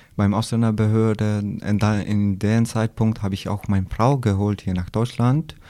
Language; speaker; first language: German; non-native, learner; Albanian